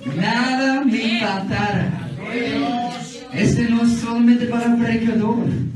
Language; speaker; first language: Spanish; non-native, learner; English